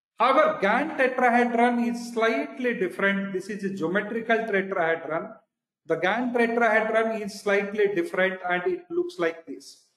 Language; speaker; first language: English; non-native, local second language; Odia